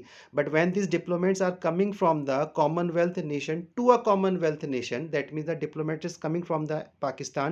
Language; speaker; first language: English; non-native, local second language; Hindi